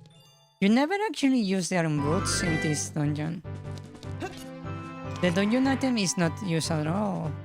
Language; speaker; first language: English; non-native, fluent; Spanish